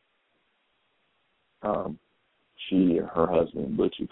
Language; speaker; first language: English; native; English